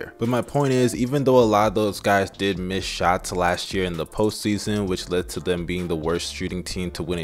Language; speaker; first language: English; native; English